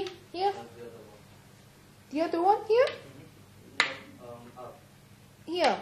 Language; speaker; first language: English; non-native, learner; Korean